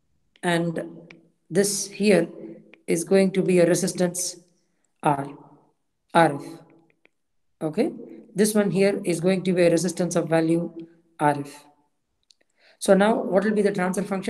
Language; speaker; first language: English; non-native, local second language; Tamil